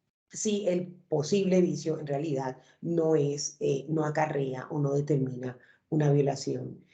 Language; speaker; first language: Spanish; native; Spanish